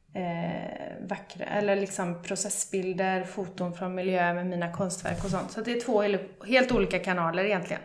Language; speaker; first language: Swedish; native; Swedish